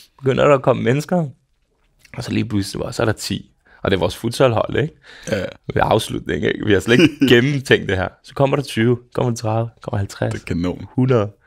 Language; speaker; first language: Danish; early bilingual, other home language; Serbian